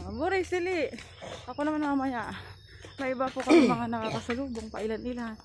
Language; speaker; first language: Filipino; native; Filipino